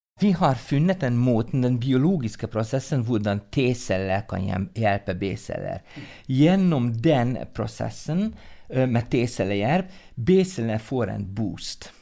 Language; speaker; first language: Norwegian; non-native, fluent; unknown